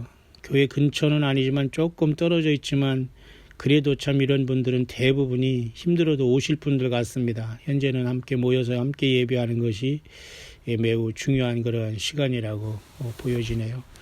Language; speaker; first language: Korean; native; Korean